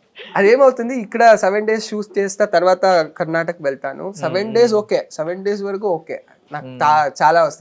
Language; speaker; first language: Telugu; non-native, learner; Kannada